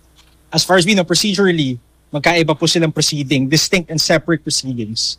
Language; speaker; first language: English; non-native, local second language; Filipino